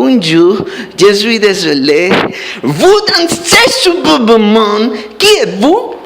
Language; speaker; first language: French; non-native, learner; Spanish